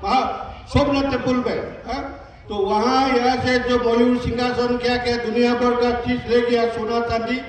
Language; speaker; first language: Hindi; non-native, local second language; Assamese